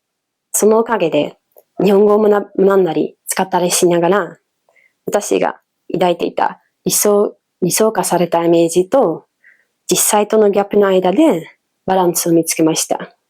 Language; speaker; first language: Japanese; non-native, fluent; Dutch